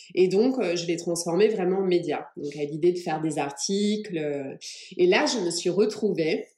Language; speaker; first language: French; early bilingual, other home language; English